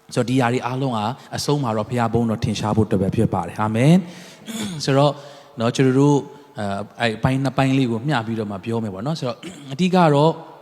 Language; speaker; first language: Burmese; non-native, local second language; Tedim Chin